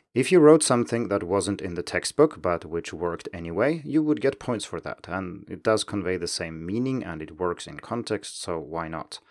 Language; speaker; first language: English; non-native, fluent; Swedish